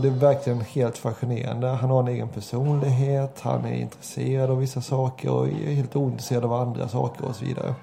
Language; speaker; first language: Swedish; native; Swedish